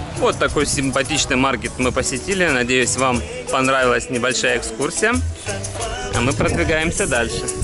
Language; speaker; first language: Russian; native; Russian